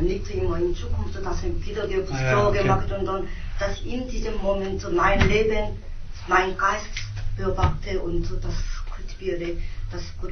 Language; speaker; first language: German; non-native, fluent; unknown